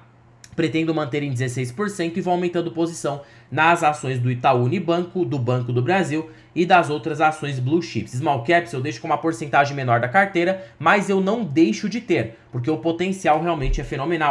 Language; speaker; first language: Portuguese; native; Portuguese